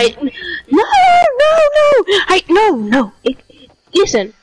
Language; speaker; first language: English; non-native, learner; French